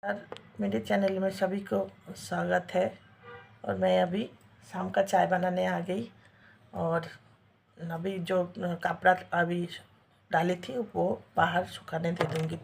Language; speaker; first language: Hindi; non-native, local second language; Bangla